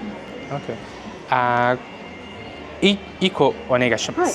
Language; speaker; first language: Japanese; non-native, learner; Portuguese